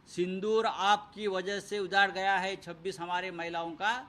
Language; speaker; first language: Hindi; non-native, local second language; Marathi